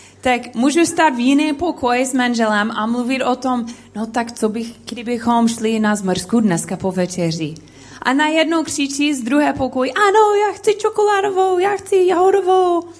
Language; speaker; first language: Czech; non-native, learner; English